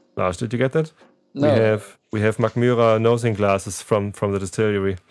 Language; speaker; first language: English; non-native, fluent; German